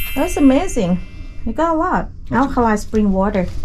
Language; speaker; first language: English; non-native, fluent; Thai